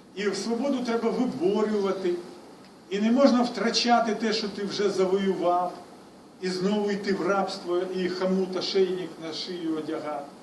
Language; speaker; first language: Ukrainian; non-native, local second language; Russian